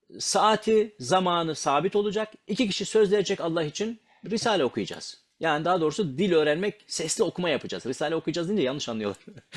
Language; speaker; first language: Turkish; non-native, local second language; Kurdish